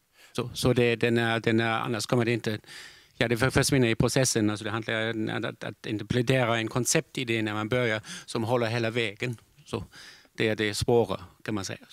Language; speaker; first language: Swedish; non-native, fluent; German